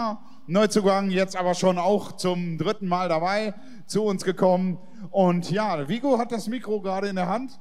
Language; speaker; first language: German; native; German